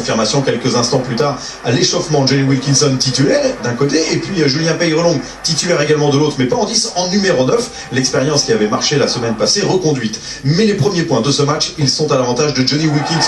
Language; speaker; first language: French; native; French